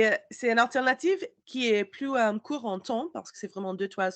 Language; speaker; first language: French; non-native, learner; English